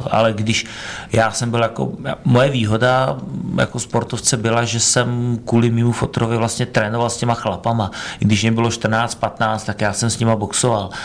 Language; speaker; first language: Czech; native; Czech